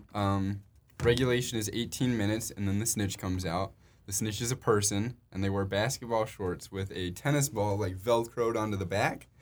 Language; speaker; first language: English; native; English